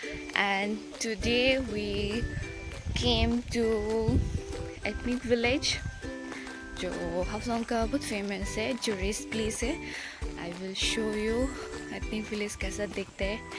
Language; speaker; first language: Hindi; non-native, local second language; Assamese